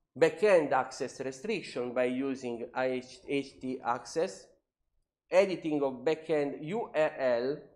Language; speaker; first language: English; non-native, learner; Italian